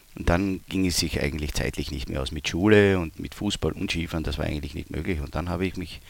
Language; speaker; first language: German; native; German